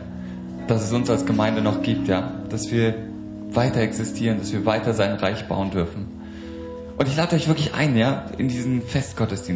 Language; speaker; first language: German; native; German